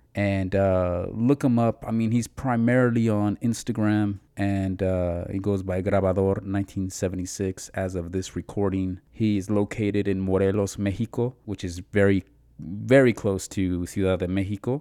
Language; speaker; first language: English; early bilingual, other home language; Spanish